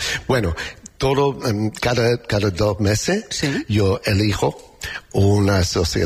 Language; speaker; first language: Spanish; non-native, learner; English